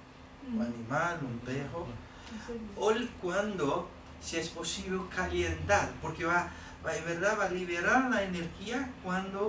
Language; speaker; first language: Spanish; non-native, learner; Portuguese